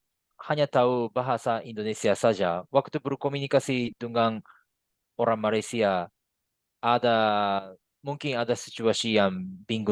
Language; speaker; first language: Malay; non-native, fluent; Japanese